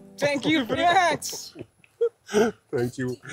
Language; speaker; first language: English; non-native, fluent; Arabic